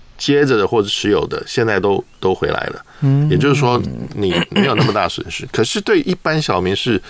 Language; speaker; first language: Chinese; native; Chinese